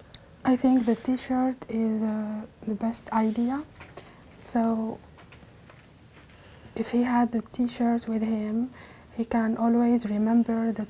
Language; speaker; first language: English; non-native, learner; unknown